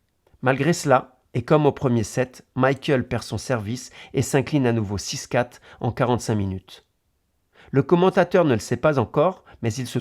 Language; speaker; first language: French; native; French